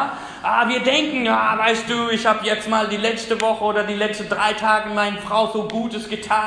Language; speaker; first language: German; non-native, fluent; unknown